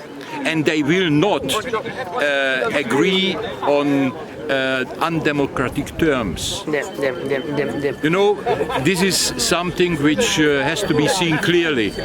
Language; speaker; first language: English; non-native, fluent; Hungarian